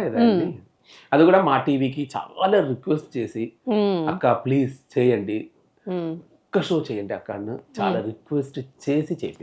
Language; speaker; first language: Telugu; non-native, local second language; Tamil